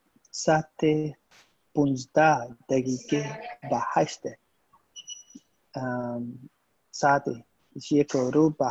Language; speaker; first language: Persian; non-native, learner; Urdu